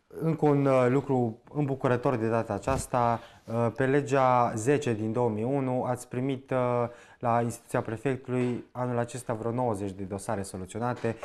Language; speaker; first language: Romanian; native; Romanian